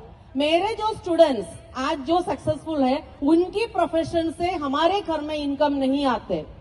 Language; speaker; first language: Hindi; non-native, local second language; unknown